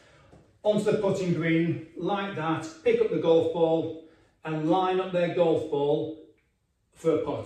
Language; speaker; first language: English; native; English